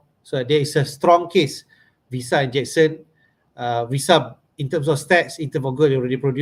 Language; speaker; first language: English; non-native, local second language; Malay